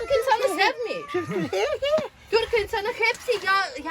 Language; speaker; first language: Turkish; non-native, learner; Russian